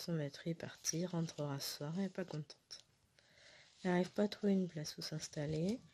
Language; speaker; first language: French; native; French